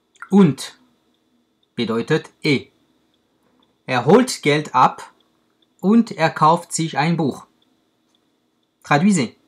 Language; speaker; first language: German; non-native, fluent; French